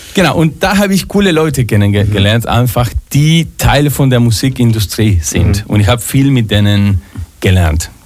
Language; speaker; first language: German; non-native, fluent; Spanish